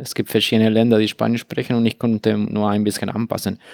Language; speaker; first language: German; non-native, fluent; Spanish